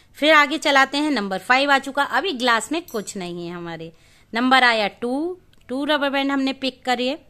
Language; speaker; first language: Hindi; native; Hindi